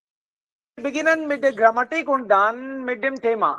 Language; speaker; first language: German; non-native, fluent; Hindi